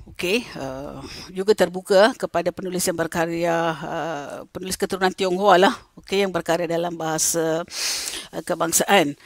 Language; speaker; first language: Malay; non-native, local second language; Tamil